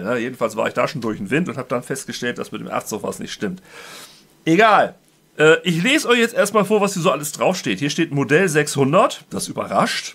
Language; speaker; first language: German; native; German